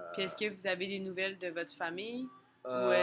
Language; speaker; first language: French; native; French